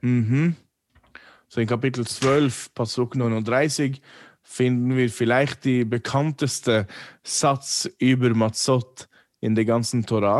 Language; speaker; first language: German; non-native, fluent; English